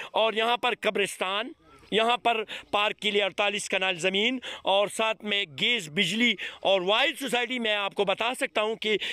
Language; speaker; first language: Urdu; non-native, local second language; Pashto